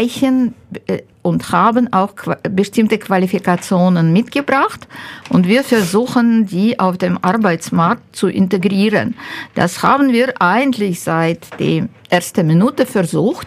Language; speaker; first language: German; non-native, fluent; Ukrainian